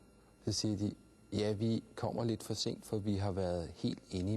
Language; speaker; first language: Danish; native; Danish